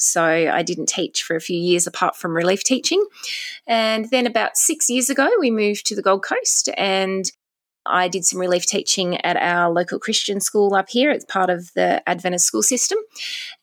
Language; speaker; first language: English; native; English